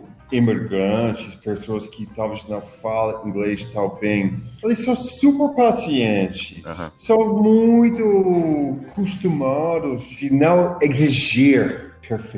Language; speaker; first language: Portuguese; non-native, fluent; English